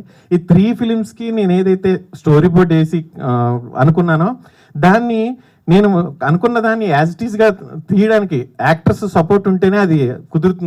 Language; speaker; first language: Telugu; native; Telugu